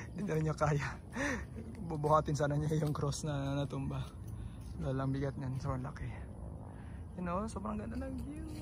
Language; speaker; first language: Filipino; non-native, local second language; Cebuano